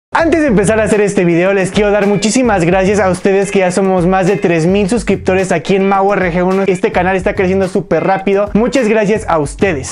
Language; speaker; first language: Spanish; native; Spanish